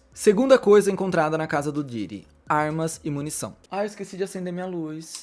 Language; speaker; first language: Portuguese; native; Portuguese